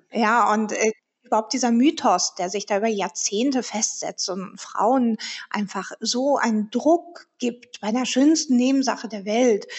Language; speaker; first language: German; early bilingual, heritage; German